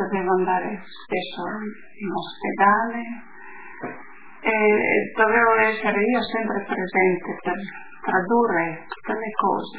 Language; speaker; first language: Italian; early bilingual, heritage; Italian